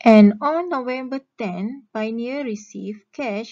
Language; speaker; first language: English; non-native, local second language; Malay